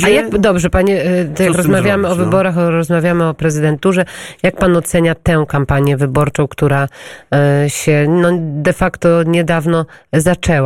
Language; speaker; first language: Polish; native; Polish